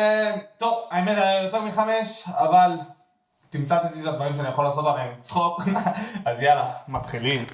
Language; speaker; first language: Hebrew; native; Hebrew